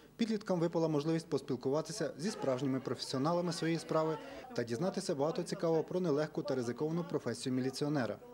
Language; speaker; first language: Ukrainian; native; Ukrainian